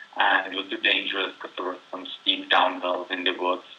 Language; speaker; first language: English; non-native, fluent; German